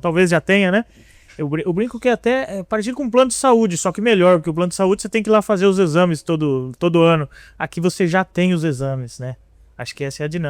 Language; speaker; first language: Portuguese; native; Portuguese